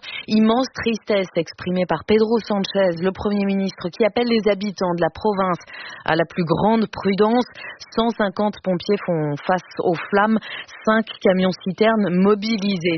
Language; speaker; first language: French; native; French